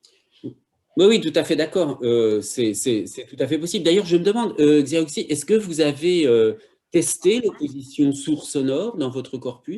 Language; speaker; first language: French; native; French